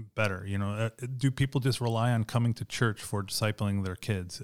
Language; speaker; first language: English; native; English